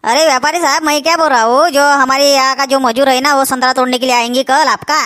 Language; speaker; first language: Hindi; non-native, local second language; Marathi